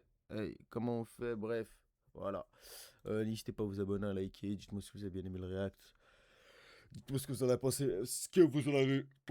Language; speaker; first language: French; native; French